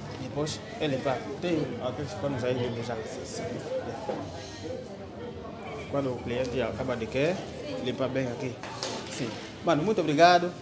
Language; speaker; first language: Portuguese; non-native, fluent; Vietnamese